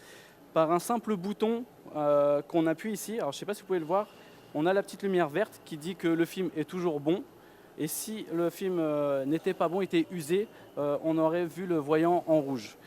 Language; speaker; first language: French; native; French